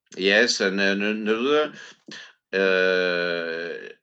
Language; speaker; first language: English; non-native, learner; Catalan